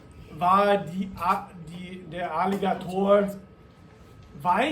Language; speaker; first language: German; non-native, fluent; English